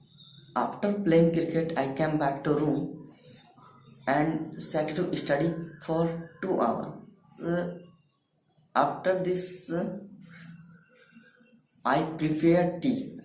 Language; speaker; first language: English; non-native, learner; Hindi